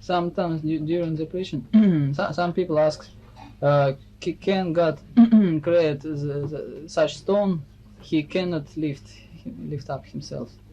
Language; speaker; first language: English; non-native, fluent; Russian